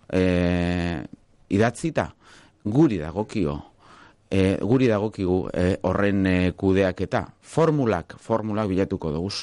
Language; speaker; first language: Basque; non-native, local second language; Spanish